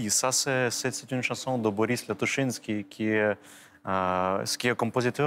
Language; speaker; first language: French; non-native, fluent; Ukrainian